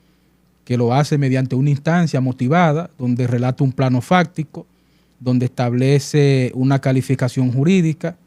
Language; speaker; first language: Spanish; native; Spanish